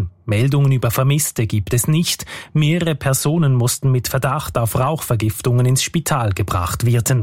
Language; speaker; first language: German; native; German